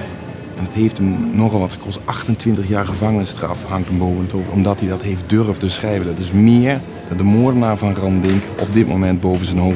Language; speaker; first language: Dutch; native; Dutch